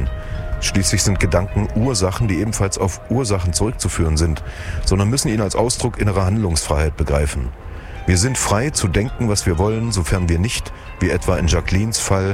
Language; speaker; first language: German; native; German